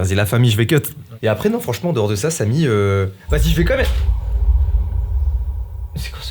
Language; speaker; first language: French; native; French